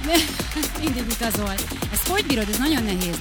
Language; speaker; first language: Hungarian; native; Hungarian